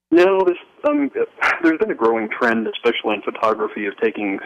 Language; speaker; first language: English; native; English